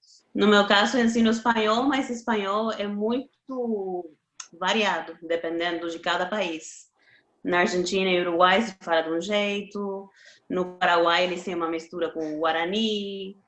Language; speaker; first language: Portuguese; non-native, fluent; Spanish